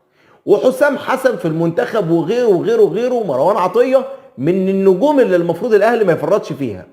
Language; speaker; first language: Arabic; native; Arabic